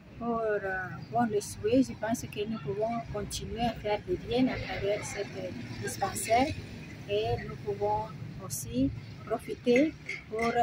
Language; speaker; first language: French; non-native, fluent; Spanish